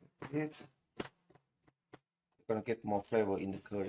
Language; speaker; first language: English; non-native, learner; Thai